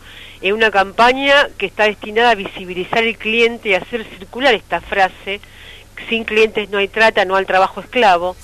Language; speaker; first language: Spanish; native; Spanish